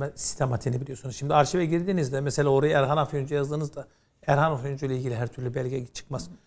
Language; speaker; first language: Turkish; native; Turkish